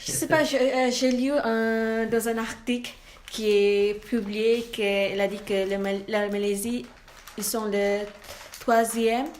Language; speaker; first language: French; non-native, learner; Malay